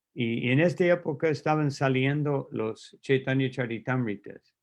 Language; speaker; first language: Spanish; non-native, fluent; English